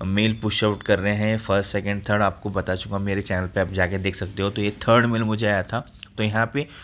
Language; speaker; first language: Hindi; native; Hindi